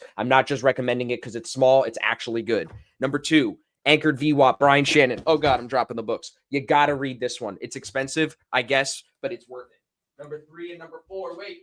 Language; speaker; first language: English; native; English